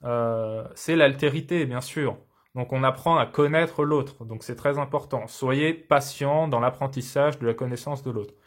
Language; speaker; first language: French; native; French